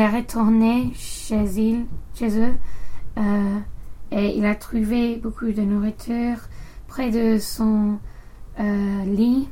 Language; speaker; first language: French; non-native, learner; English